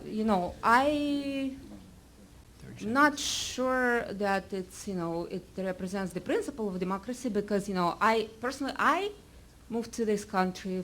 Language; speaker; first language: English; non-native, fluent; Russian